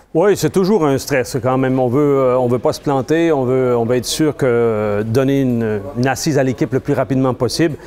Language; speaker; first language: French; native; French